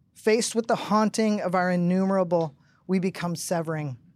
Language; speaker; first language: English; native; English